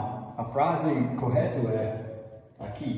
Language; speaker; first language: Portuguese; non-native, fluent; English